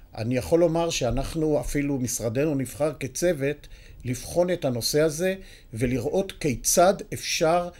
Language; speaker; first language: Hebrew; native; Hebrew